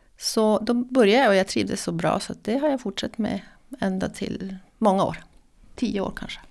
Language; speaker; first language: Swedish; native; Swedish